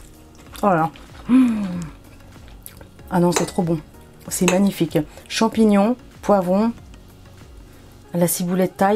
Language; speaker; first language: French; native; French